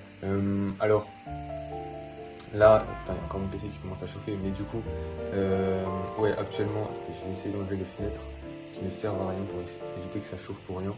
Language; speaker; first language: French; native; French